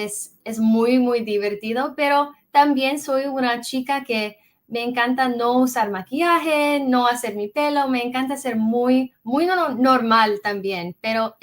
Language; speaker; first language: Spanish; early bilingual, heritage; English